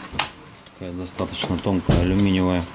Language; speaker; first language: Russian; native; Russian